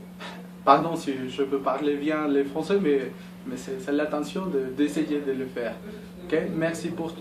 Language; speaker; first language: French; non-native, learner; Spanish